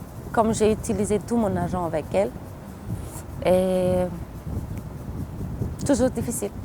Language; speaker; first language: French; non-native, local second language; Malagasy